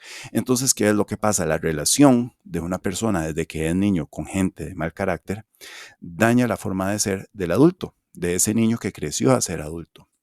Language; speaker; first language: Spanish; native; Spanish